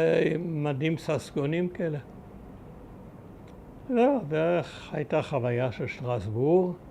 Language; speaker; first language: Hebrew; early bilingual, other home language; German